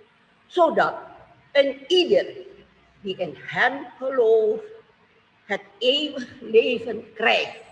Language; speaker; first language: Dutch; non-native, fluent; Indonesian